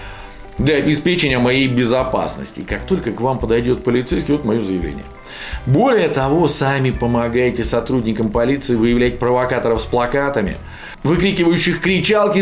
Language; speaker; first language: Russian; native; Russian